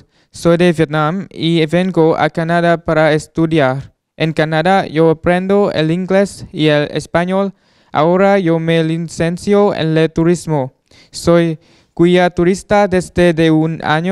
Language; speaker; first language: Spanish; non-native, learner; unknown